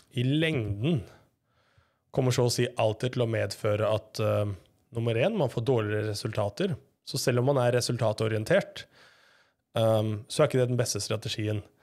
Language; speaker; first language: Norwegian; native; Norwegian